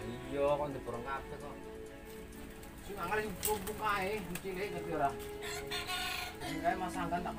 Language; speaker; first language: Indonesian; non-native, local second language; Javanese